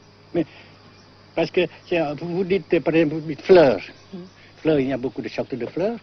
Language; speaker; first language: French; non-native, fluent; Vietnamese